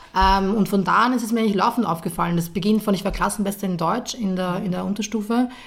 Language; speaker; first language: German; early bilingual, other home language; Serbian